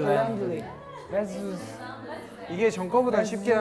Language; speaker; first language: Korean; native; Korean